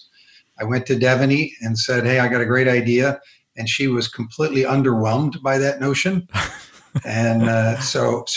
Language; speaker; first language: English; native; English